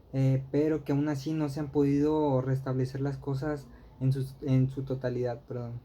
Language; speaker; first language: Spanish; native; Spanish